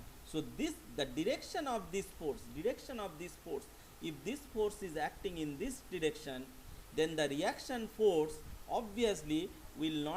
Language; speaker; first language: English; non-native, local second language; Bangla